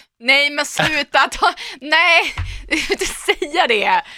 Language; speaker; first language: Swedish; native; Swedish